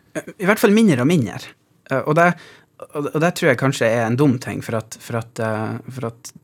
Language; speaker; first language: Norwegian; native; Norwegian